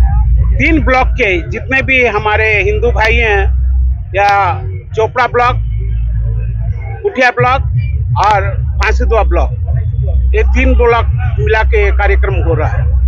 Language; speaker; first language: Hindi; non-native, local second language; Bangla